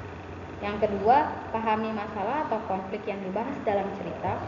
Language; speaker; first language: Indonesian; native; Indonesian